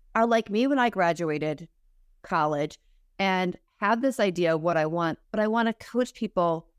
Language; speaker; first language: English; native; English